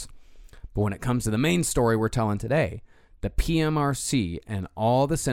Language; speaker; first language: English; native; English